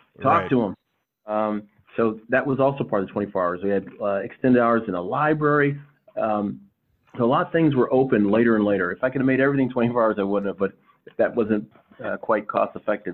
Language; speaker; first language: English; native; English